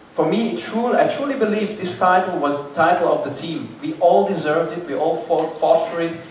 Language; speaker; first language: English; non-native, fluent; Dutch